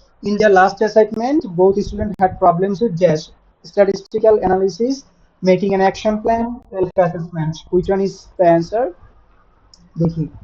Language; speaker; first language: English; non-native, local second language; Bangla